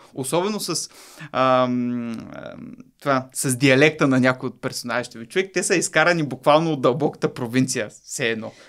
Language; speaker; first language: Bulgarian; native; Bulgarian